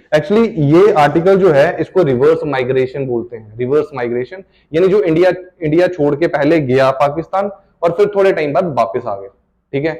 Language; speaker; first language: Hindi; native; Hindi